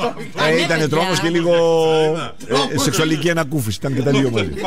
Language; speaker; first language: Greek; native; Greek